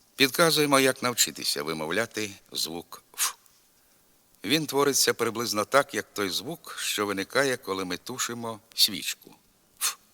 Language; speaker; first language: Ukrainian; native; Ukrainian